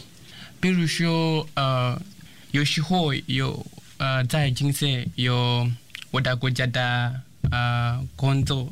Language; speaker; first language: Chinese; non-native, learner; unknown